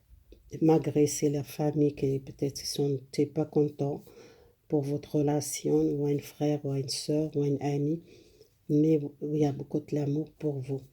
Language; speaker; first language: French; non-native, learner; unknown